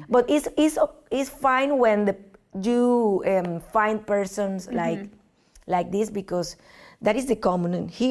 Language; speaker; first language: English; non-native, learner; Spanish